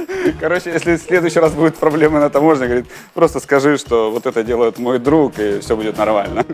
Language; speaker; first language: Russian; native; Russian